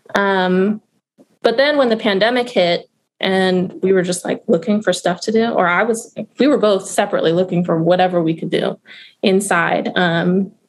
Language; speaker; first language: English; native; English